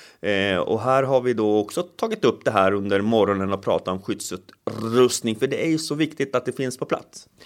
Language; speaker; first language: Swedish; native; Swedish